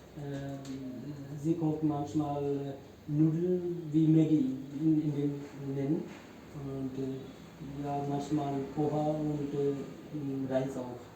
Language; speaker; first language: German; non-native, learner; Hindi